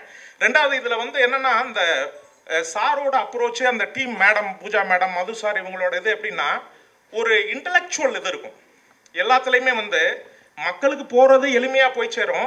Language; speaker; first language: Tamil; native; Tamil